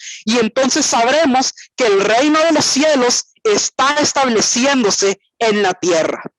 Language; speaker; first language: Spanish; native; Spanish